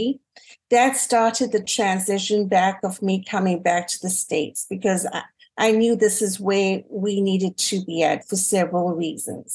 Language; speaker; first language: English; native; English